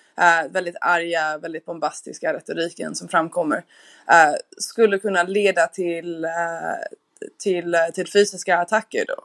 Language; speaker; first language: Swedish; non-native, fluent; English